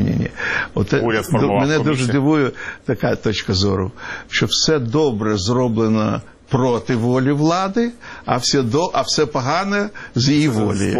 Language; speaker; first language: Ukrainian; non-native, local second language; Russian